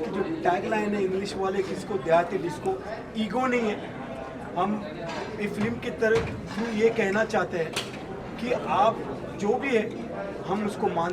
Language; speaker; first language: Hindi; native; Hindi